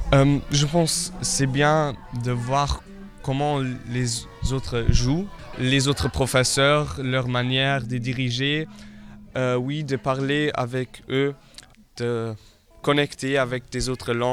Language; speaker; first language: French; non-native, local second language; Luxembourgish